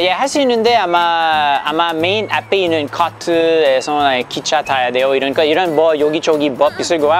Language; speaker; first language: Korean; non-native, learner; English